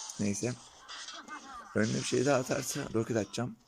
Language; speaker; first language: Turkish; native; Turkish